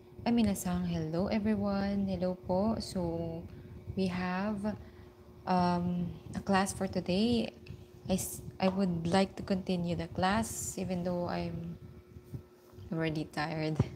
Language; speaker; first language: English; non-native, local second language; Filipino